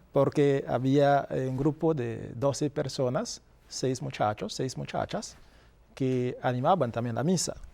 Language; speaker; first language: Spanish; non-native, fluent; Haitian Creole